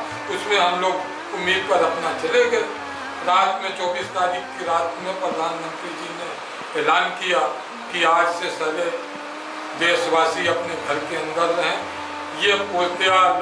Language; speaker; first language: Hindi; native; Hindi